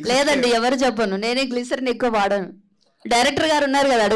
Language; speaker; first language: Telugu; non-native, learner; Malayalam